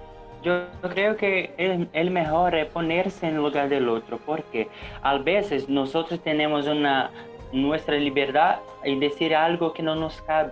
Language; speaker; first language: Spanish; non-native, learner; Portuguese